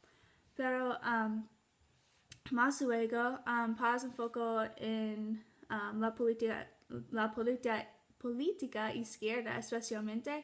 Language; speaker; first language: Spanish; non-native, learner; English